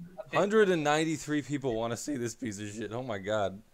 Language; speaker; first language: English; native; English